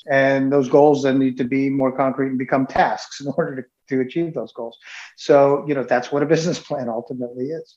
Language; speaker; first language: English; native; English